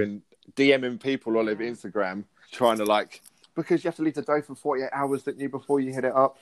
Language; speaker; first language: English; native; English